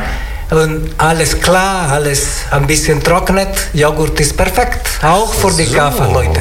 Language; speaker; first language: German; non-native, learner; Italian